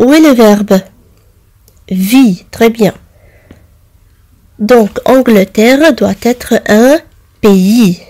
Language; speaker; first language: French; non-native, fluent; Arabic